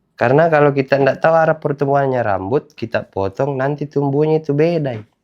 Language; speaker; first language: Indonesian; native; Indonesian